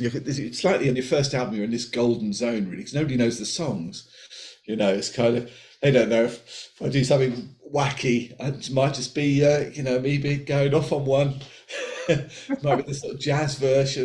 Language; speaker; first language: English; native; English